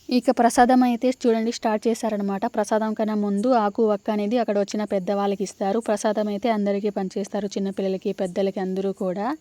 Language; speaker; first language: Telugu; non-native, local second language; Lambadi